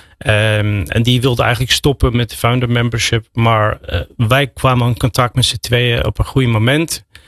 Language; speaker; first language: Dutch; non-native, fluent; English